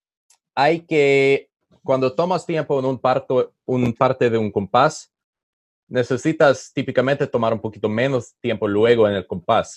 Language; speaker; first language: Spanish; non-native, learner; English